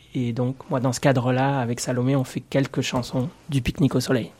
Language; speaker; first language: French; native; French